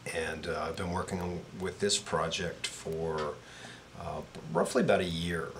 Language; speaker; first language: English; native; English